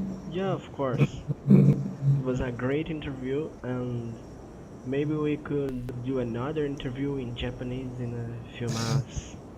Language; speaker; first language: English; non-native, fluent; Portuguese